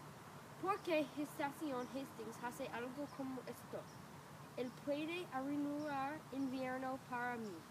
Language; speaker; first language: Spanish; non-native, learner; English